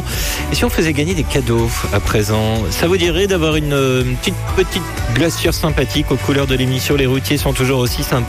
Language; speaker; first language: French; native; French